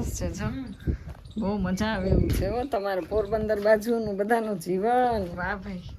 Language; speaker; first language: Gujarati; native; Gujarati